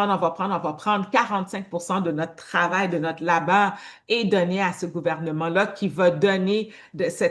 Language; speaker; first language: French; native; French